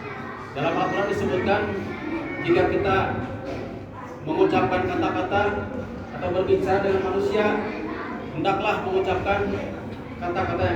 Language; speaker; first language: Indonesian; native; Indonesian